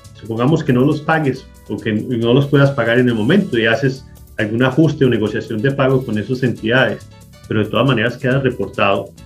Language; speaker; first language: Spanish; native; Spanish